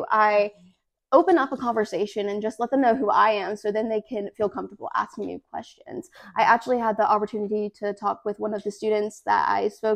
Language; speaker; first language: English; native; English